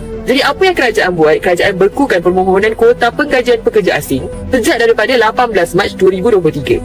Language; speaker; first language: Malay; native; Malay